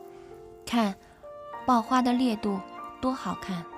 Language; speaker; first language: Chinese; native; Chinese